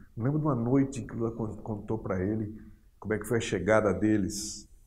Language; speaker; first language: Portuguese; native; Portuguese